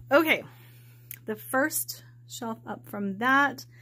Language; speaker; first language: English; native; English